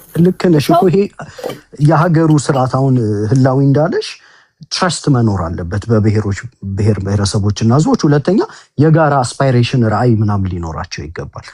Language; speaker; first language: Amharic; native; Amharic